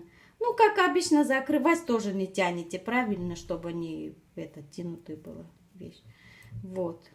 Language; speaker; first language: Russian; non-native, fluent; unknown